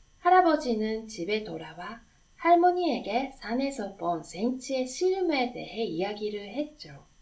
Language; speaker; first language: Korean; non-native, fluent; Japanese